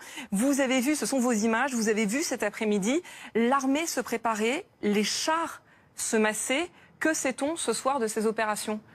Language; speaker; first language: French; native; French